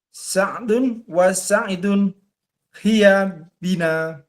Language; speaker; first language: Arabic; non-native, learner; Indonesian